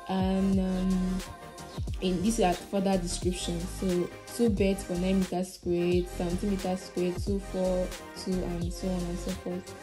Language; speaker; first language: English; non-native, local second language; Ibibio